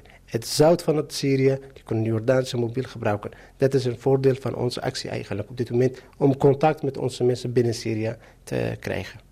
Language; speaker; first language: Dutch; non-native, fluent; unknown